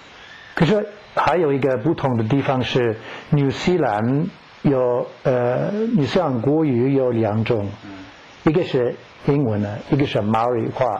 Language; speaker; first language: Chinese; non-native, learner; English